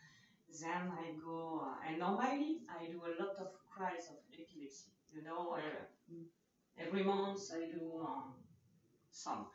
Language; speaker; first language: English; non-native, learner; French